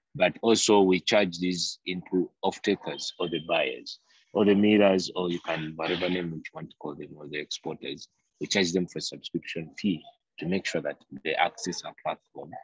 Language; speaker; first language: English; non-native, local second language; Ganda